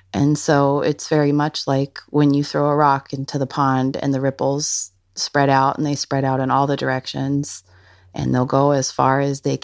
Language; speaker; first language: English; native; English